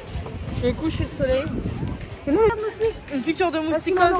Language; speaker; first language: French; native; French